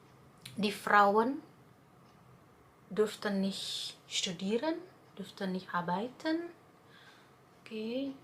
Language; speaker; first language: German; non-native, fluent; Indonesian